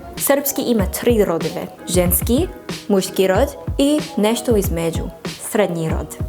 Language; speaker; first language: Croatian; non-native, learner; English